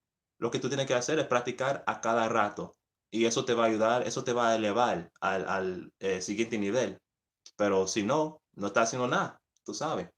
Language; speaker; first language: Spanish; early bilingual, heritage; English